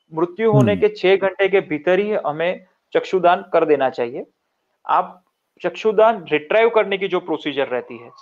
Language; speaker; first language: Hindi; non-native, local second language; Gujarati